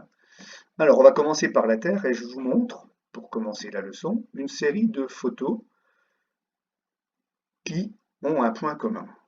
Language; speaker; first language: French; native; French